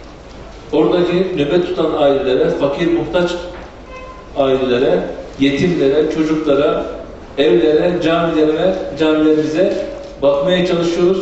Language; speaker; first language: Turkish; native; Turkish